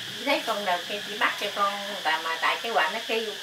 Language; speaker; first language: Vietnamese; native; Vietnamese